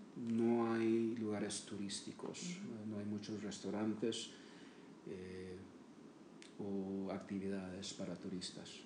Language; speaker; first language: Spanish; native; Spanish